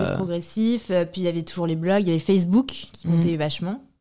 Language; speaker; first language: French; native; French